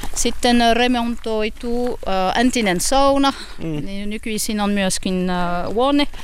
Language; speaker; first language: Finnish; non-native, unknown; French